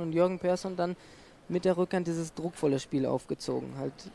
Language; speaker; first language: German; native; German